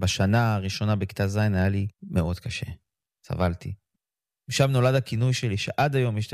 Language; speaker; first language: Hebrew; native; Hebrew